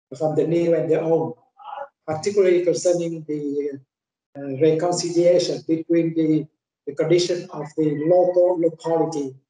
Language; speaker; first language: English; non-native, fluent; Vietnamese